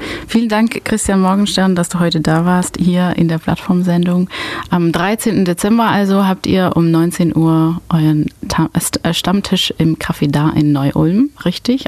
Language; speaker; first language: German; non-native, fluent; Dutch